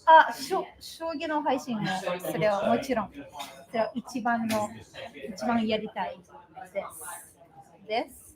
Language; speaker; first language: Japanese; non-native, fluent; Chinese